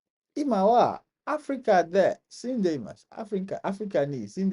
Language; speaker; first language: Japanese; non-native, learner; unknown